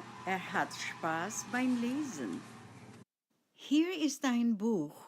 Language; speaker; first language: German; non-native, fluent; Filipino